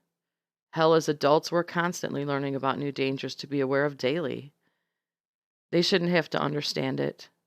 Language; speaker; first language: English; native; English